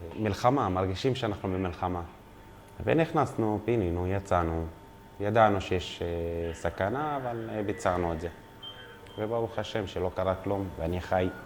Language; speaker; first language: Hebrew; non-native, local second language; Arabic